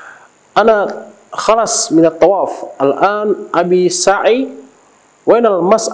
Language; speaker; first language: Arabic; non-native, learner; Indonesian